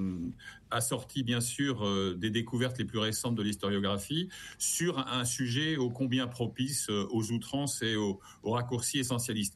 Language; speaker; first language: French; native; French